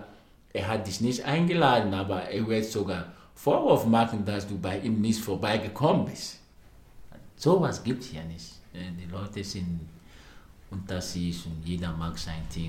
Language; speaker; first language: German; non-native, fluent; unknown